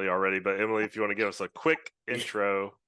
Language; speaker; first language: English; native; English